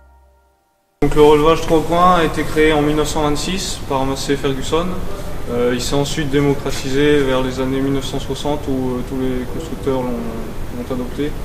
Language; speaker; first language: French; native; French